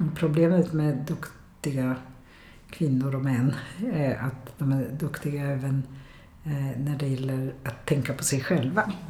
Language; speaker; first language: Swedish; non-native, fluent; Polish